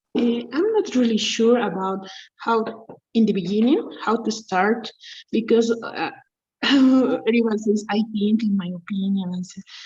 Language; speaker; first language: English; non-native, learner; Spanish